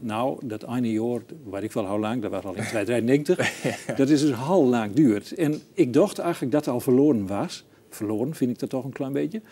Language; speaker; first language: Dutch; native; Dutch